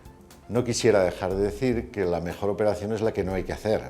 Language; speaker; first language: Spanish; native; Spanish